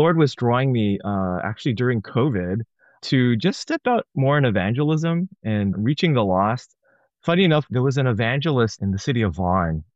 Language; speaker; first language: English; native; English